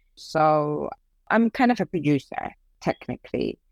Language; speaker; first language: English; early bilingual, other home language; Persian